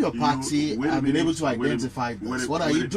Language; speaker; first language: English; non-native, local second language; Yoruba